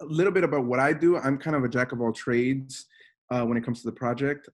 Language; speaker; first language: English; native; English